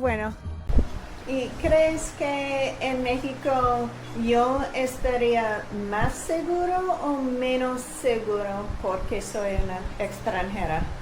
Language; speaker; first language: Spanish; non-native, learner; English